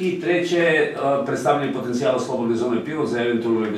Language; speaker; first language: Italian; non-native, learner; Serbian